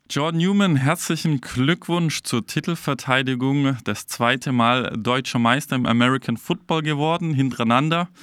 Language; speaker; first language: German; native; German